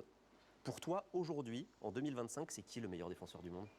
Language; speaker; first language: French; native; French